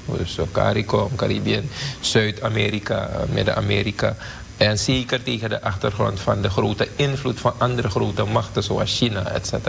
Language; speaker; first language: Dutch; native; Dutch